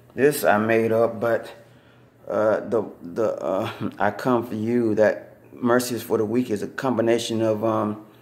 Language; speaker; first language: English; native; English